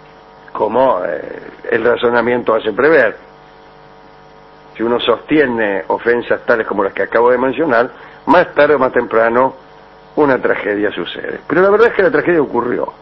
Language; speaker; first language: Spanish; native; Spanish